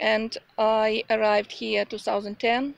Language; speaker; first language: English; non-native, learner; Russian